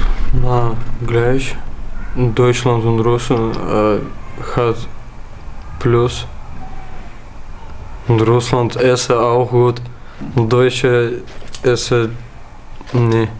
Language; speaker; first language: German; non-native, learner; Russian